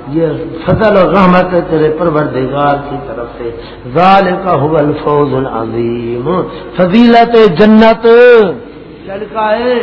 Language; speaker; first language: Urdu; non-native, local second language; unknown